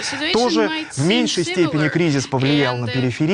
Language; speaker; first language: Russian; native; Russian